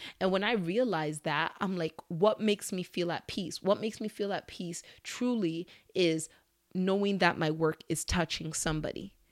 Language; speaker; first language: English; early bilingual, other home language; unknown